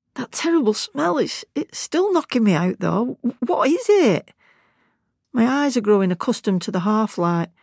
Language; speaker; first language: English; native; English